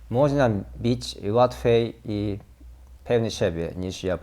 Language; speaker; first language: Polish; non-native, learner; Japanese